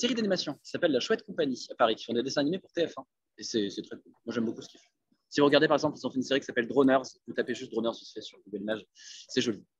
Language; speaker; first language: French; native; French